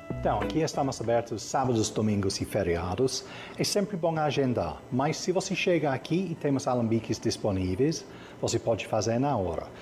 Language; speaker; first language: Portuguese; non-native, fluent; English